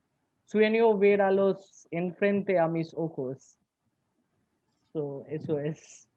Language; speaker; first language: Spanish; non-native, learner; Bangla